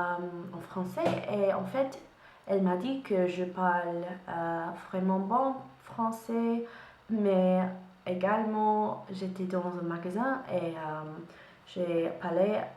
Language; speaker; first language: French; non-native, learner; English